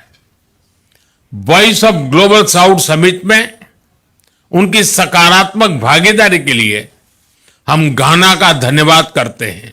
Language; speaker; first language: Hindi; non-native, local second language; Gujarati